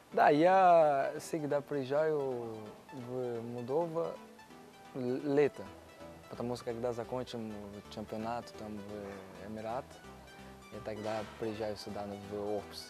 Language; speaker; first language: Russian; non-native, learner; Portuguese